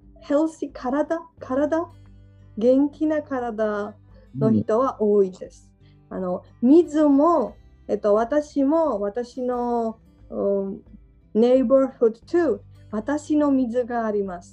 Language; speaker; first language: Japanese; non-native, learner; Georgian